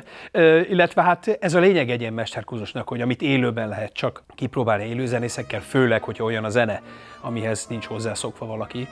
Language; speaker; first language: Hungarian; native; Hungarian